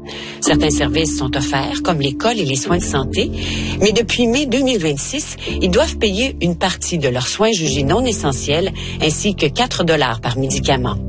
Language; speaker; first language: French; native; French